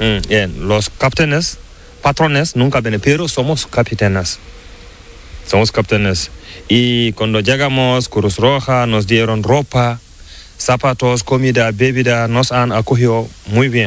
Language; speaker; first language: Spanish; non-native, learner; Fula